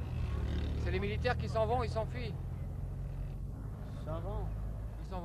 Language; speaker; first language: French; native; French